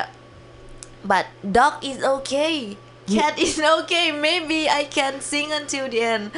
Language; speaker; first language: English; non-native, learner; Thai